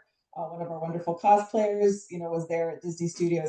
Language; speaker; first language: English; native; English